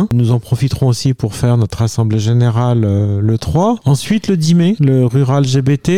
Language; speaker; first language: French; native; French